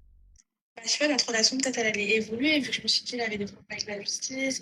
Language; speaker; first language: French; native; French